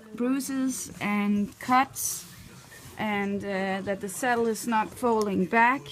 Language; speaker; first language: English; non-native, fluent; Danish